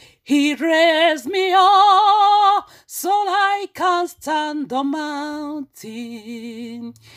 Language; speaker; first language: English; non-native, local second language; Igbo